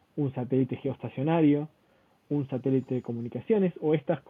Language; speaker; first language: Spanish; native; Spanish